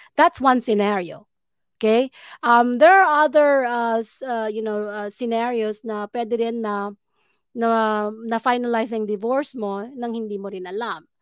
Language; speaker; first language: Filipino; native; Filipino